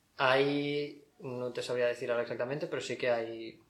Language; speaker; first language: Spanish; native; Spanish